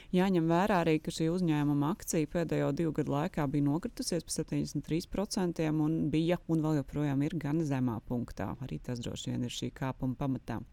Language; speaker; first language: Latvian; native; Latvian